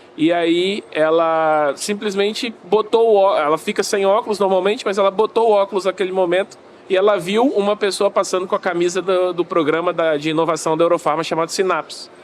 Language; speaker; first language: Portuguese; native; Portuguese